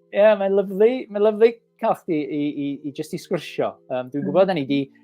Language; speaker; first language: Welsh; native; Welsh